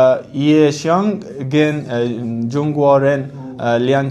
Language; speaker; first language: Chinese; non-native, learner; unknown